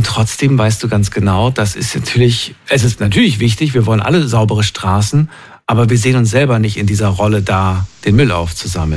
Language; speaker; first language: German; native; German